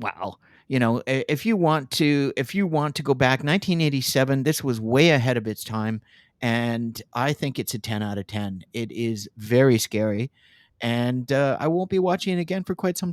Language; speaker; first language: English; native; English